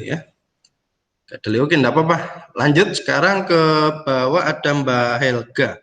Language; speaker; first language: Indonesian; native; Indonesian